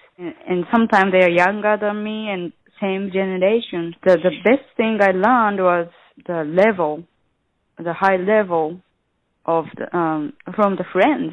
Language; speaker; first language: English; non-native, learner; Japanese